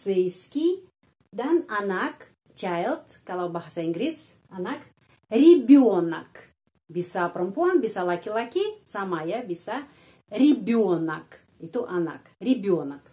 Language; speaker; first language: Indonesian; non-native, fluent; Russian